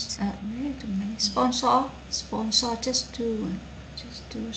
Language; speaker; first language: English; non-native, learner; Vietnamese